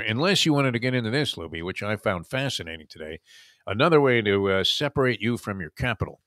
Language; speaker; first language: English; native; English